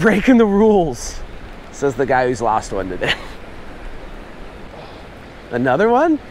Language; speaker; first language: English; native; English